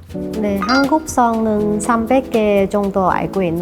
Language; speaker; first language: Korean; non-native, learner; Vietnamese